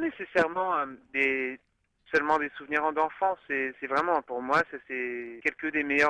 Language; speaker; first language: French; early bilingual, other home language; English